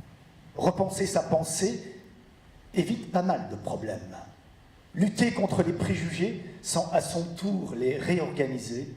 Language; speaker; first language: French; early bilingual, other home language; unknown